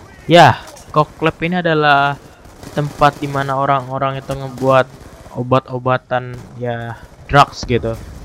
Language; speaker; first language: Indonesian; native; Indonesian